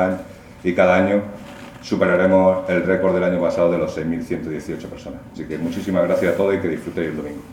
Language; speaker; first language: Spanish; native; Spanish